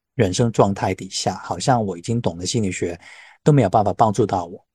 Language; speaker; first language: Chinese; non-native, local second language; Cantonese